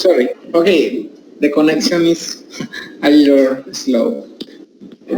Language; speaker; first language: English; non-native, learner; Spanish